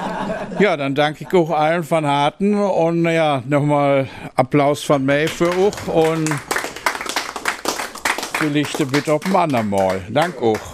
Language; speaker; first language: German; native; German